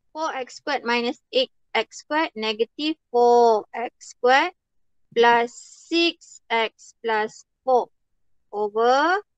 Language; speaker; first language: English; non-native, local second language; Malay